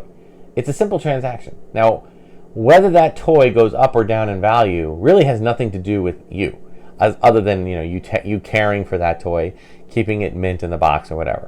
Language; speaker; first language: English; native; English